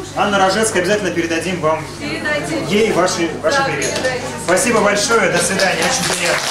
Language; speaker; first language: Russian; non-native, local second language; Bashkir